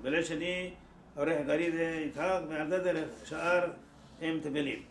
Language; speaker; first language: Hebrew; non-native, fluent; Persian